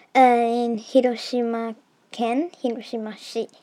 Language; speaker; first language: English; early bilingual, heritage; English